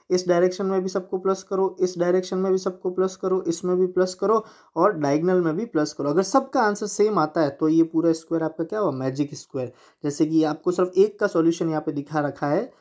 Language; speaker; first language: Hindi; non-native, local second language; Gujarati